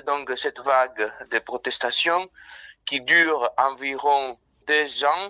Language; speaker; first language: French; non-native, fluent; Greek